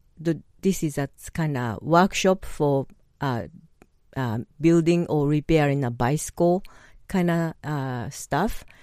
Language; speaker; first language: English; non-native, learner; Japanese